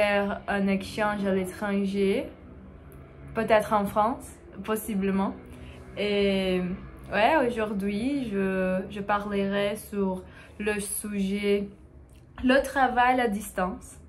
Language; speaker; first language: French; non-native, learner; Portuguese